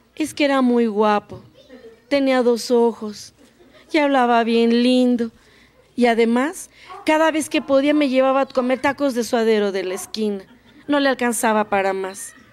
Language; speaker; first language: Spanish; native; Spanish